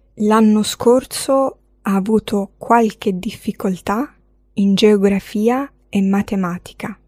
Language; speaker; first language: Italian; non-native, fluent; Arabic